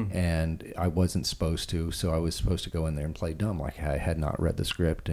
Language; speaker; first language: English; native; English